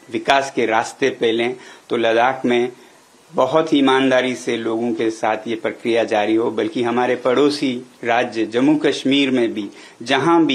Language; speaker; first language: Hindi; native; Hindi